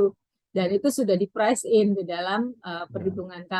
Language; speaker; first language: Indonesian; native; Indonesian